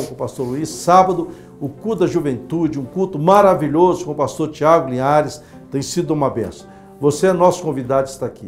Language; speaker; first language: Portuguese; native; Portuguese